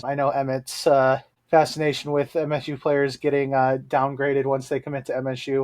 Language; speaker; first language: English; native; English